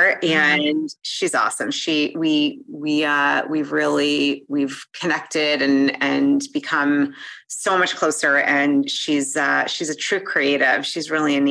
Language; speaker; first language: English; native; English